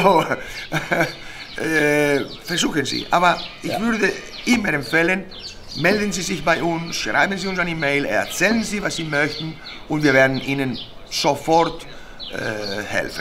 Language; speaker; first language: German; non-native, fluent; Spanish